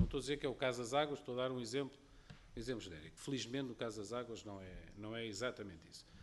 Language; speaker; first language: Portuguese; native; Portuguese